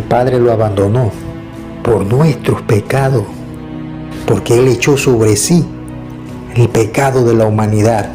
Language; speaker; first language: Spanish; native; Spanish